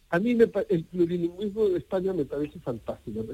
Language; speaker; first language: Spanish; native; Spanish